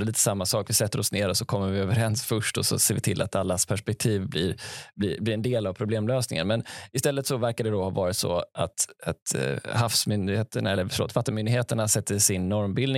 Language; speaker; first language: Swedish; native; Swedish